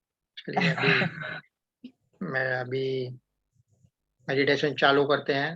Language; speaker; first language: Hindi; native; Hindi